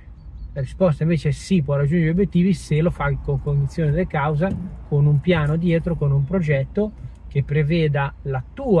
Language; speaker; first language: Italian; native; Italian